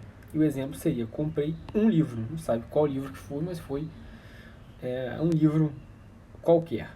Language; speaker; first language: Portuguese; native; Portuguese